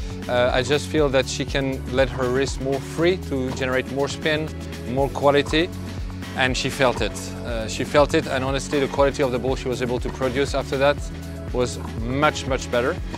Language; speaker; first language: English; non-native, fluent; French